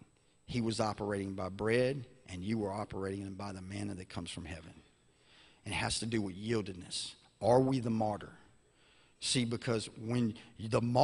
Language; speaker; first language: English; native; English